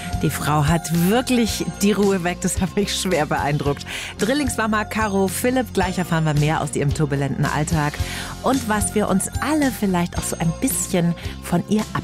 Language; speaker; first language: German; native; German